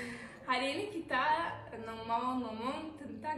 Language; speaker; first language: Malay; non-native, learner; Turkish